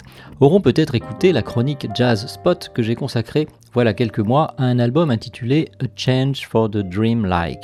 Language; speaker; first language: French; native; French